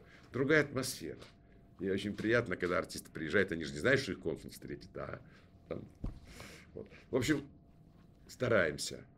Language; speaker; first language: Russian; native; Russian